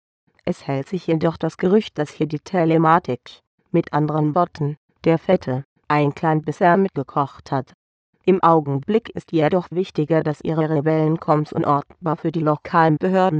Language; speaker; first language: German; native; German